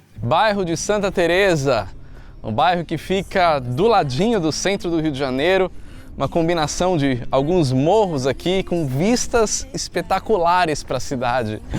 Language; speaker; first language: Portuguese; native; Portuguese